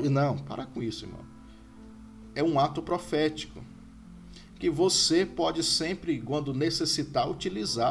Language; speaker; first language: Portuguese; native; Portuguese